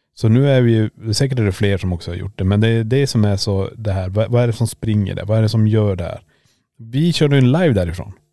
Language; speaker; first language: Swedish; native; Swedish